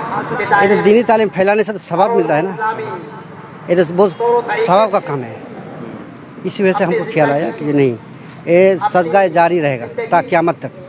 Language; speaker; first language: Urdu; non-native, local second language; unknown